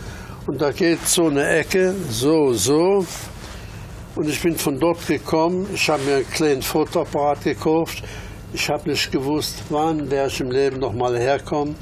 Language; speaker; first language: German; early bilingual, other home language; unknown